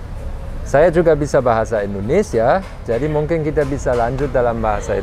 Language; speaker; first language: Indonesian; non-native, fluent; German